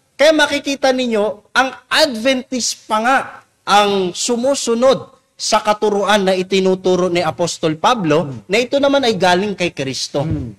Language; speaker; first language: Filipino; native; Filipino